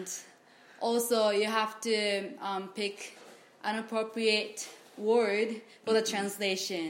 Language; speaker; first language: English; non-native, fluent; Japanese